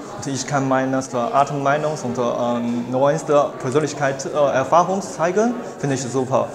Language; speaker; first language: German; non-native, learner; Chinese